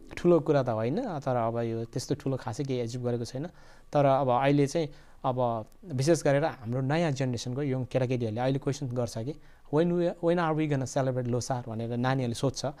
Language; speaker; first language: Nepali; non-native, local second language; Eastern Tamang